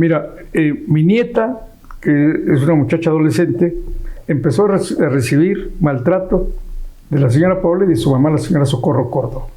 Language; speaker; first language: Spanish; native; Spanish